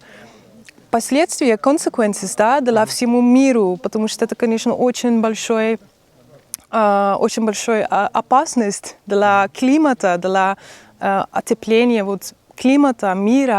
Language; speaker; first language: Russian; non-native, learner; Dutch